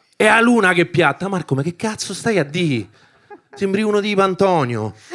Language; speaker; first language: Italian; early bilingual, other home language; Albanian